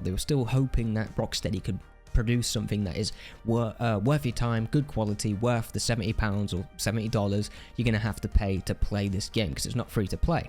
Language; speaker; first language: English; native; English